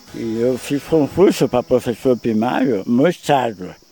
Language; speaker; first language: Portuguese; native; Portuguese